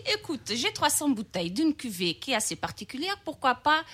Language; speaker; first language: French; non-native, fluent; Portuguese